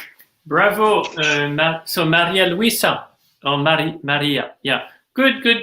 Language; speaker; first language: English; non-native, fluent; French